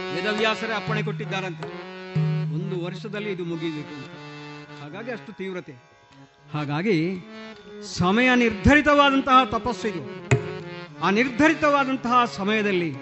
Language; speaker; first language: Kannada; non-native, local second language; Malayalam